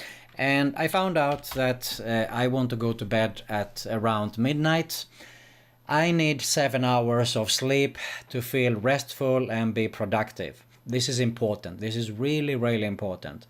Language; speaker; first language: English; non-native, fluent; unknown